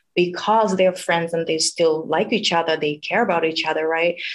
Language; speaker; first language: English; non-native, fluent; Japanese